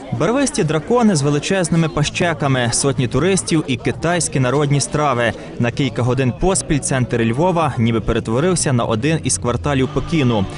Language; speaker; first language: Ukrainian; native; Ukrainian